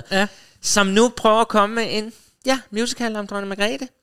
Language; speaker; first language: Danish; native; Danish